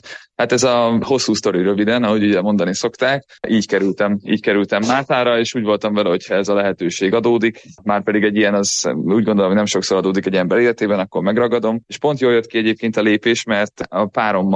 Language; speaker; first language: Hungarian; native; Hungarian